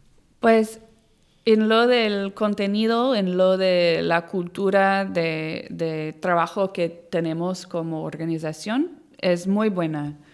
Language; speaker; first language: Spanish; non-native, fluent; English